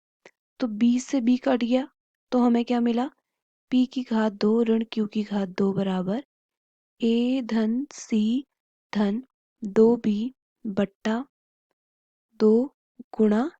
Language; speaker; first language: Hindi; native; Hindi